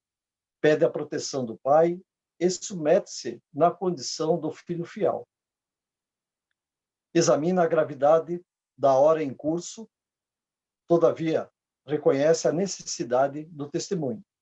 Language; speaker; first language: Portuguese; native; Portuguese